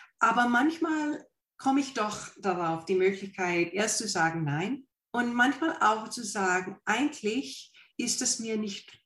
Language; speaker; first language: German; non-native, fluent; English